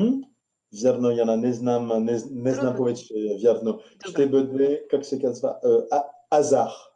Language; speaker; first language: Bulgarian; non-native, learner; French